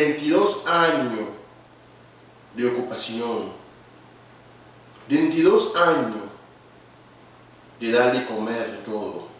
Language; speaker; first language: Spanish; non-native, learner; Haitian Creole